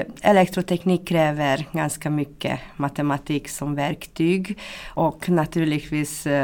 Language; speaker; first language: Swedish; non-native, fluent; Hungarian